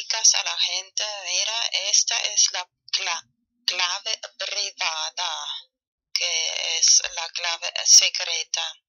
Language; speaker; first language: Spanish; non-native, learner; German